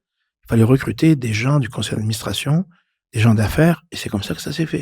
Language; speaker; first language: French; non-native, local second language; Arabic